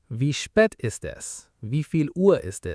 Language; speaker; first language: German; non-native, learner; English